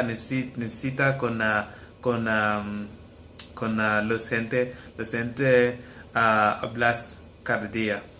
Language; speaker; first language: Spanish; non-native, learner; English